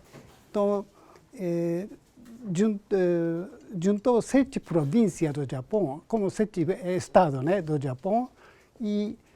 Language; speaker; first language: Portuguese; non-native, learner; Japanese